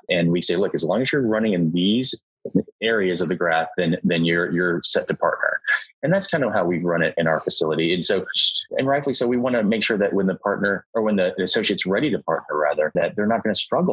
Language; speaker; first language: English; native; English